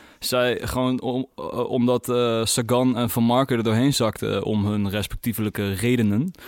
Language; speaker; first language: Dutch; native; Dutch